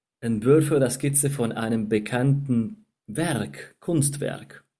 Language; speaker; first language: German; non-native, fluent; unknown